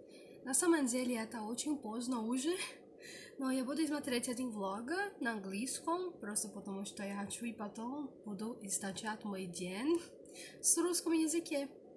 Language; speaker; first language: Russian; non-native, learner; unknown